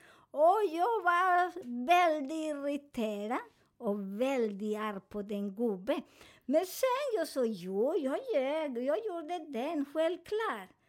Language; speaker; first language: Swedish; non-native, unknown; Spanish